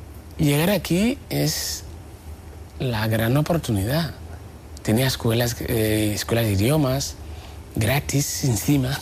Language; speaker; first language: Spanish; non-native, fluent; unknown